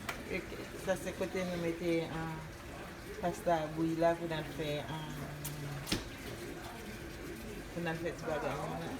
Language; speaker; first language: French; non-native, local second language; Haitian Creole